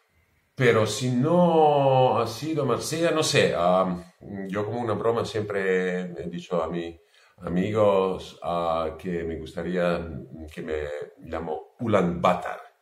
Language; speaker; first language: Spanish; non-native, fluent; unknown